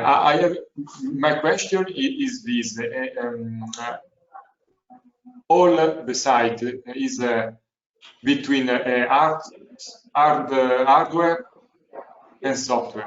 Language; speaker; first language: English; non-native, learner; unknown